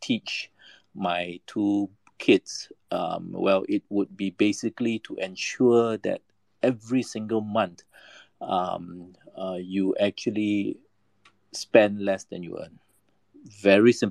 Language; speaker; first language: English; non-native, local second language; Malay